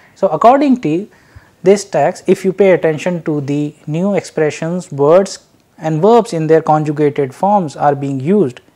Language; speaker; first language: English; non-native, local second language; Hindi